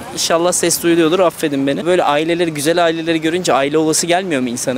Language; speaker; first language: Turkish; native; Turkish